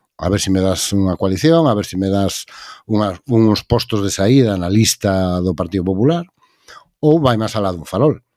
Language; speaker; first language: Galician; native; Galician